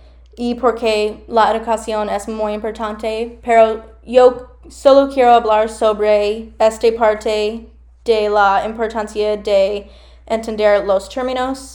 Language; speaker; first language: Spanish; non-native, learner; English